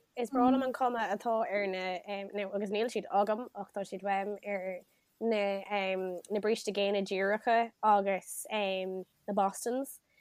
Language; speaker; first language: Irish; native; Irish